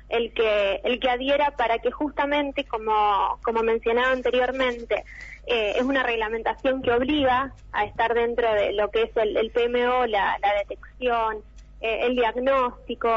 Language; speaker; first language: Spanish; native; Spanish